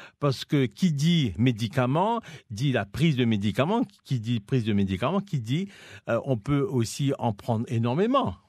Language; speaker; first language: French; non-native, local second language; Morisyen